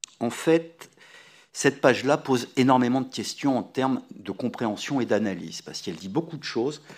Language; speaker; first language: French; native; French